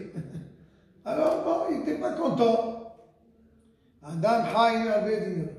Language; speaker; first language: French; native; French